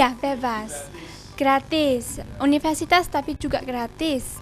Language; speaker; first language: Indonesian; early bilingual, heritage; German